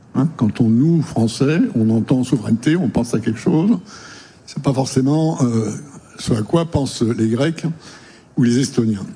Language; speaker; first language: French; native; French